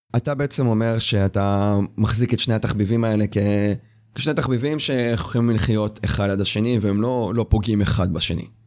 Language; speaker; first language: Hebrew; native; Hebrew